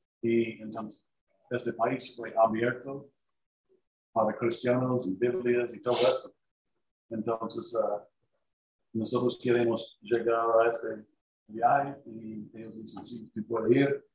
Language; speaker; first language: Spanish; non-native, learner; English